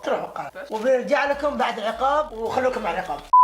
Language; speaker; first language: Arabic; native; Arabic